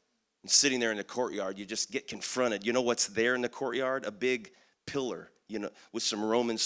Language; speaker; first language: English; native; English